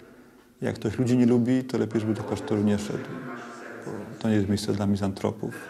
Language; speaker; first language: Polish; native; Polish